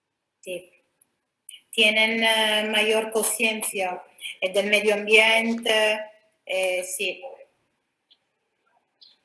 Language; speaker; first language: Spanish; non-native, fluent; Italian